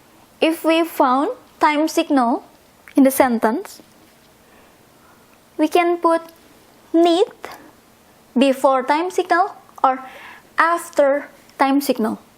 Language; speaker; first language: English; non-native, fluent; Indonesian